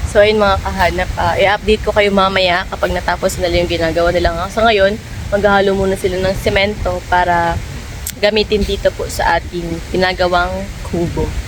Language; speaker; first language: Filipino; native; Filipino